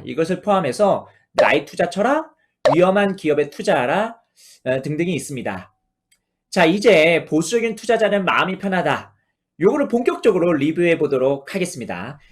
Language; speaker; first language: Korean; native; Korean